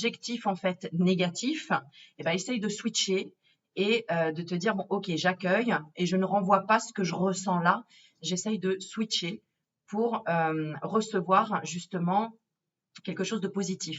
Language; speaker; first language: French; native; French